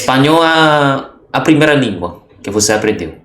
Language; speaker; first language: Portuguese; non-native, learner; Indonesian